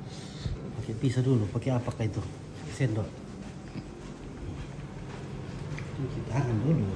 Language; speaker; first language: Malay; non-native, local second language; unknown